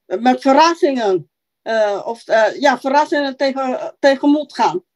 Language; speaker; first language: Dutch; non-native, local second language; Papiamento